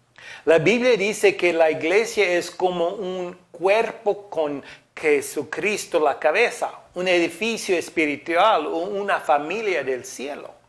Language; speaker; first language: Spanish; non-native, fluent; English